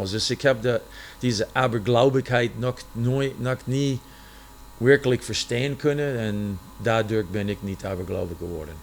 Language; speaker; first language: German; non-native, fluent; English